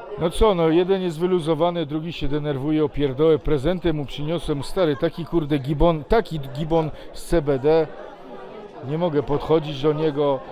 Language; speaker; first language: Polish; non-native, fluent; Serbian